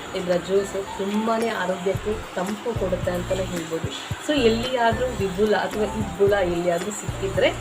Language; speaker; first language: Kannada; non-native, local second language; Tulu